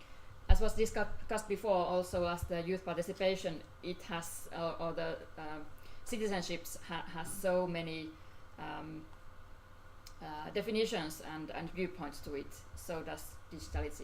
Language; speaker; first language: English; non-native, fluent; Finnish